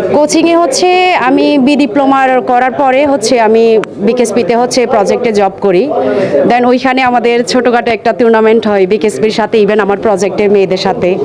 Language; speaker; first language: Bangla; non-native, local second language; Chakma